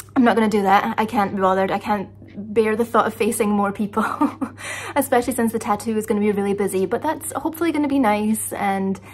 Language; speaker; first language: English; native; English